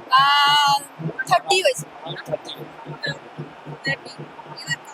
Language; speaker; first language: English; non-native, local second language; Malayalam